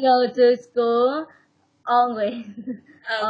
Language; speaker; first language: English; non-native, learner; Vietnamese